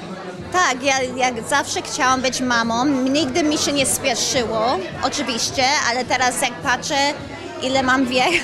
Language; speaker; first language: Polish; early bilingual, heritage; Polish